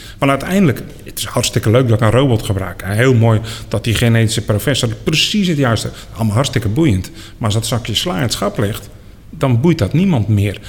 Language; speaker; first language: Dutch; native; Dutch